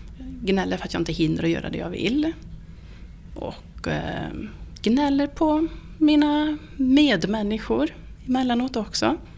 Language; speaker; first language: Swedish; native; Swedish